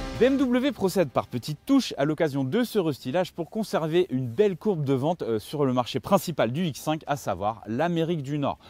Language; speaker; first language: French; native; French